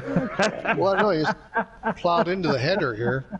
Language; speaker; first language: English; native; English